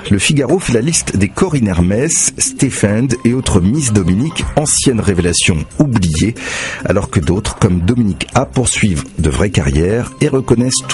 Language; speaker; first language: French; native; French